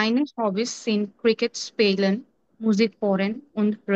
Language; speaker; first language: German; non-native, learner; Bangla